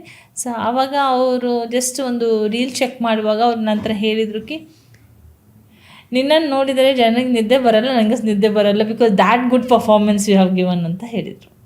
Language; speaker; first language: Kannada; non-native, local second language; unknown